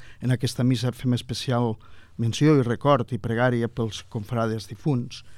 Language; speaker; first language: Catalan; native; Catalan